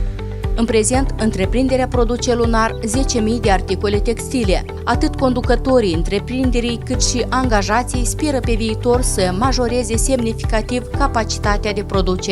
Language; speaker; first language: Romanian; native; Romanian